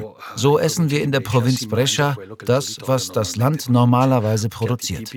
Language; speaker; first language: German; non-native, fluent; Italian